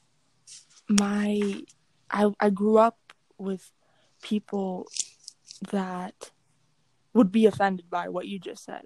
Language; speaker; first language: English; native; English